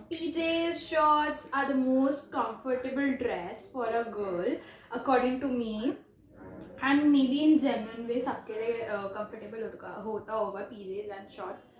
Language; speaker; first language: English; non-native, local second language; Hindi